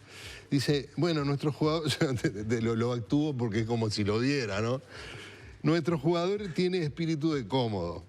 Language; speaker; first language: Spanish; native; Spanish